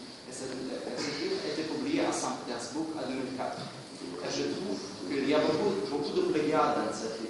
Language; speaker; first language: French; non-native, learner; Russian